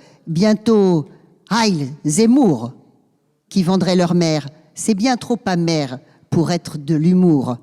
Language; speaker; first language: French; native; French